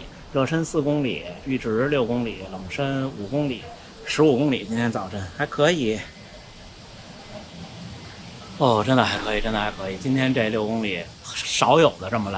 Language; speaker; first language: Chinese; native; Chinese